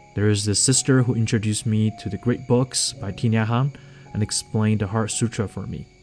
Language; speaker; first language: English; non-native, fluent; Chinese